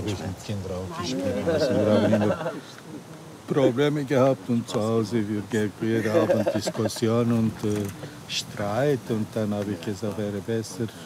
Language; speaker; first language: German; non-native, learner; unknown